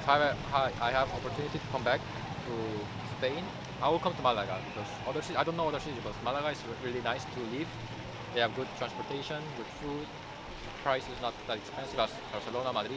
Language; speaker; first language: English; non-native, learner; Korean